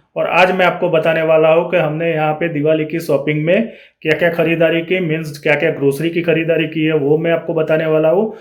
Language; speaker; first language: Hindi; non-native, local second language; Gujarati